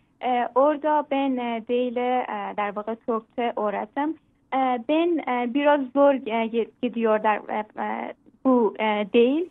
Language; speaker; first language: Turkish; non-native, learner; Persian